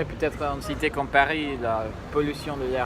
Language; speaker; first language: French; non-native, learner; Spanish